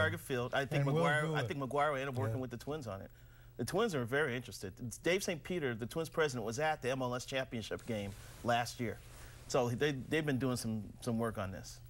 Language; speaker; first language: English; native; English